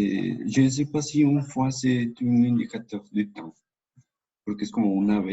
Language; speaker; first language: French; non-native, learner; Spanish